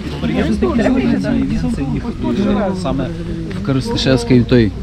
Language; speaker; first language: Ukrainian; native; Ukrainian